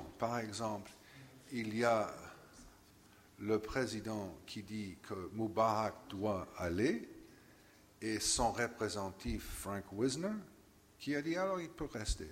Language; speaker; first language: French; non-native, fluent; English